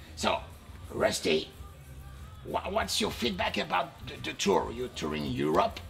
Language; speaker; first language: English; non-native, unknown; French